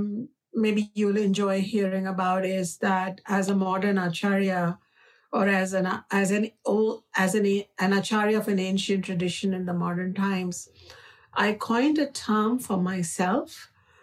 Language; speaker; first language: English; non-native, local second language; Hindi